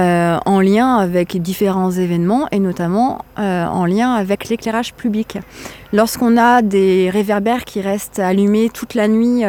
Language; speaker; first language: French; native; French